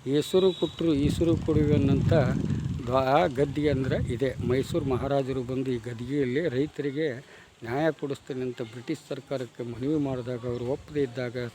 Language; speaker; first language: Kannada; native; Kannada